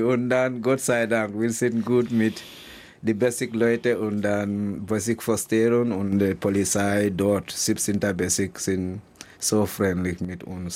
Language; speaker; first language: German; non-native, learner; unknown